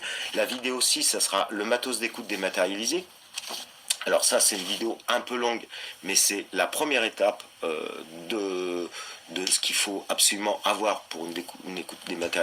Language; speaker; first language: French; native; French